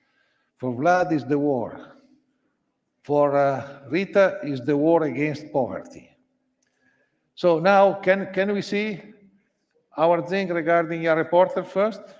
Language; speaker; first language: English; non-native, learner; Italian